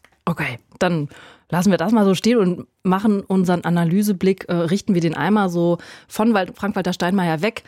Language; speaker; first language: German; native; German